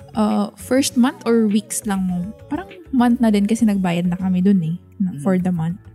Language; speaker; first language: Filipino; non-native, local second language; Bikol